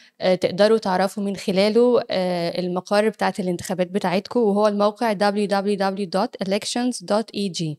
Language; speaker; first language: Arabic; native; Arabic